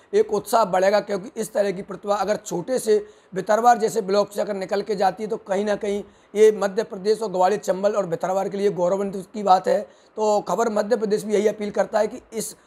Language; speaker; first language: Hindi; native; Hindi